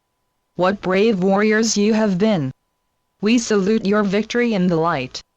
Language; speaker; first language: English; native; English